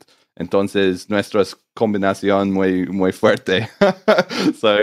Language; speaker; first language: Spanish; non-native, learner; English